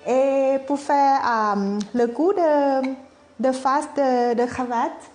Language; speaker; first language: French; non-native, learner; Thai